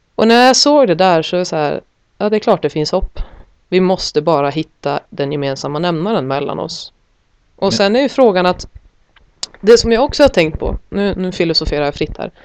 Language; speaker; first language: Swedish; native; Swedish